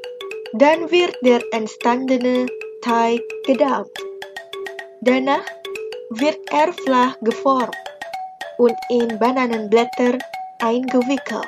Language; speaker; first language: German; non-native, fluent; Indonesian